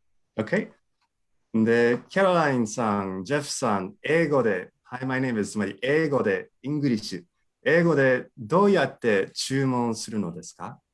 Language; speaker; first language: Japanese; non-native, fluent; English